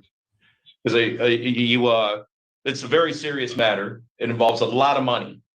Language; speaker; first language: English; native; English